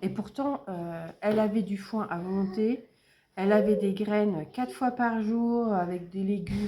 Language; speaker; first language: French; native; French